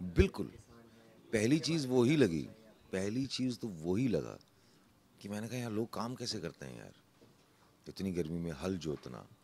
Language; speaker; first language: Hindi; native; Hindi